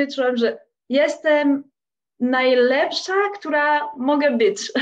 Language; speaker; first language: Polish; non-native, fluent; French